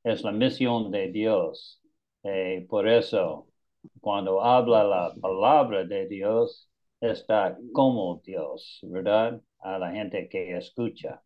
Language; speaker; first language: Spanish; non-native, learner; English